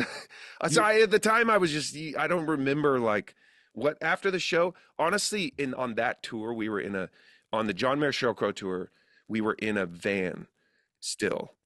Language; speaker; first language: English; native; English